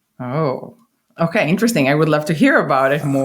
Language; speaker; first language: English; non-native, fluent; Hebrew